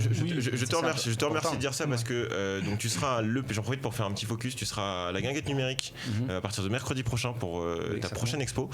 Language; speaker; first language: French; native; French